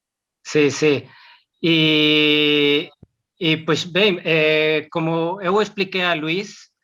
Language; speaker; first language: Portuguese; non-native, learner; Spanish